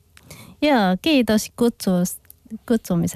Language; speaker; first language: Finnish; non-native, learner; Chinese